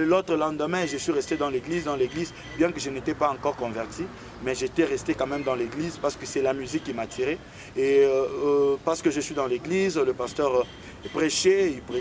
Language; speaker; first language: French; non-native, local second language; Swahili